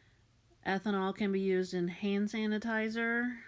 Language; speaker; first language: English; native; English